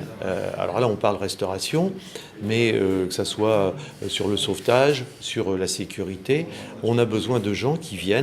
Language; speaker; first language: French; native; French